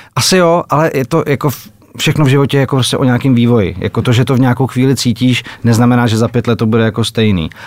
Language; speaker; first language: Czech; native; Czech